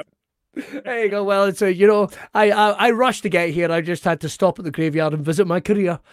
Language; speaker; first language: English; native; English